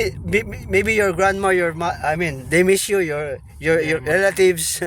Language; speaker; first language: English; non-native, local second language; Filipino